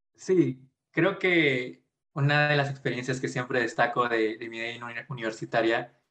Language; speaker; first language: Spanish; native; Spanish